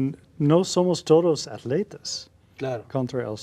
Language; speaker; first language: Spanish; non-native, learner; English